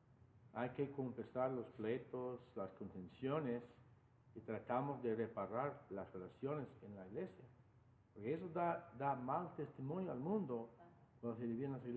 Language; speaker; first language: Spanish; non-native, fluent; English